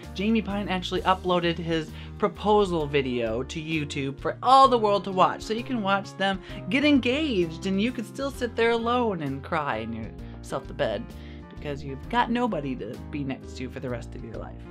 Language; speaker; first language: English; native; English